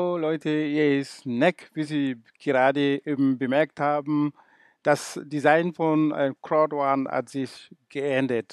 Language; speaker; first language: German; non-native, fluent; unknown